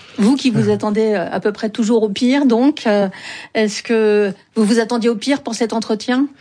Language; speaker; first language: French; native; French